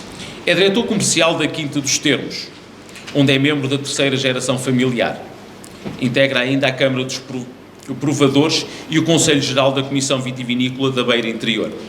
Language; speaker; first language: Portuguese; native; Portuguese